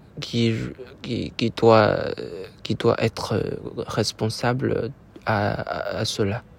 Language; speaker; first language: French; non-native, learner; Chinese